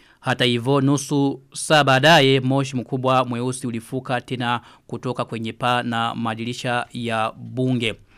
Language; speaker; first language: Swahili; non-native, local second language; Rundi